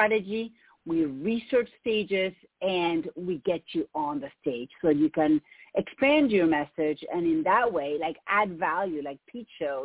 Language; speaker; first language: English; non-native, fluent; Spanish